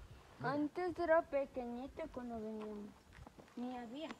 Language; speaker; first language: Spanish; early bilingual, heritage; Spanish